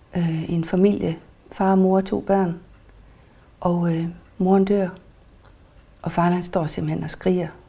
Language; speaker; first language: Danish; native; Danish